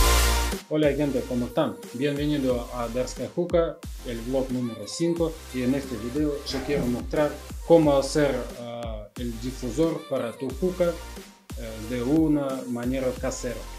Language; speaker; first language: Spanish; non-native, learner; Russian